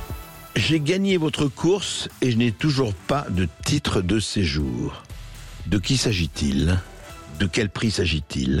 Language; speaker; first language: French; native; French